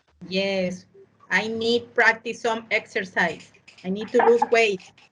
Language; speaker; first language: English; non-native, learner; Spanish